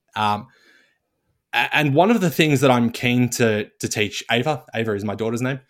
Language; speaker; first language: English; native; English